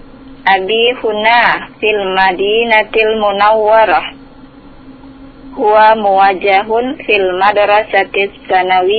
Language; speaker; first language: Arabic; non-native, learner; Indonesian